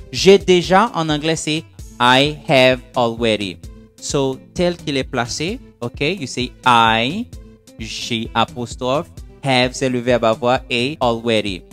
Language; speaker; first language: French; non-native, local second language; Haitian Creole